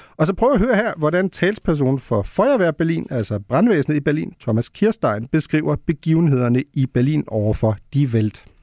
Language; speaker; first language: Danish; early bilingual, heritage; Danish